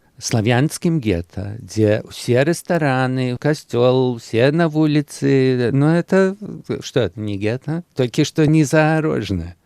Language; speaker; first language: Belarusian; early bilingual, heritage; Belarusian